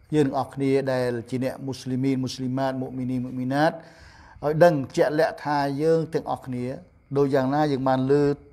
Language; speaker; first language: Khmer; non-native, local second language; Eastern Cham